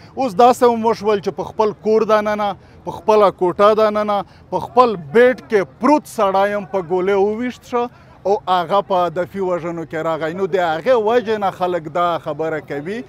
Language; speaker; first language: Pashto; native; Pashto